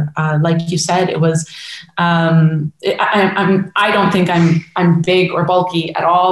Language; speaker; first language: English; native; English